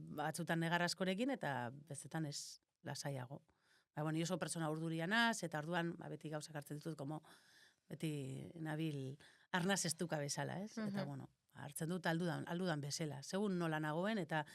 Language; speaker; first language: Basque; native; Basque